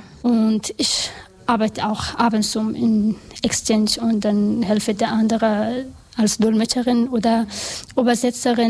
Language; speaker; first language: German; non-native, learner; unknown